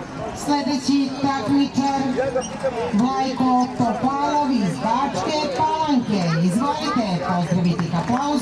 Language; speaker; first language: Bosnian; native; Bosnian